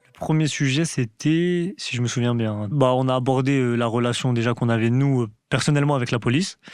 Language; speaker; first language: French; native; French